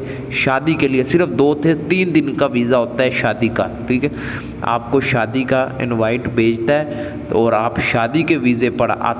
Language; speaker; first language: Hindi; non-native, local second language; Punjabi